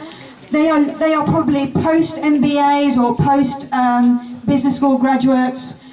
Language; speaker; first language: English; native; English